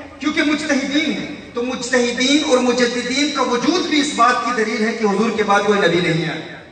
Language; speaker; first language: Urdu; early bilingual, heritage; Urdu